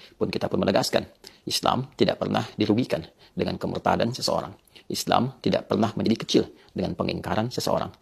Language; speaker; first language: Indonesian; native; Indonesian